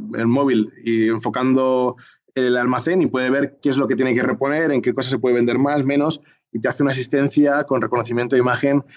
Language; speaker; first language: Spanish; native; Spanish